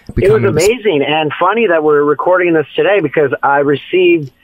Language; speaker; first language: English; native; English